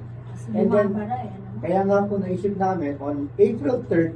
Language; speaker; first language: Filipino; native; Filipino